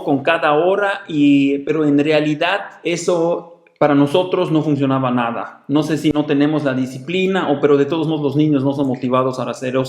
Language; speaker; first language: Spanish; non-native, fluent; German